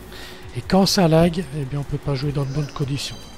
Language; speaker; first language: French; native; French